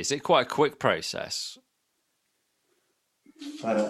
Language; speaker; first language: English; native; English